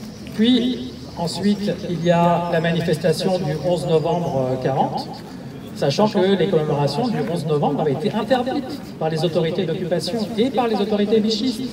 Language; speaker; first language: French; native; French